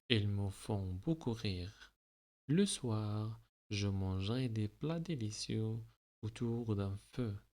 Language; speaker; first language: French; non-native, local second language; Arabic